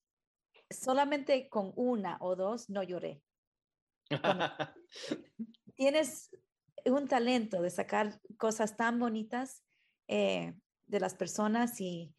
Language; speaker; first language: Spanish; early bilingual, heritage; Spanish